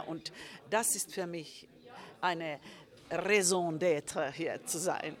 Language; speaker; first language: German; non-native, fluent; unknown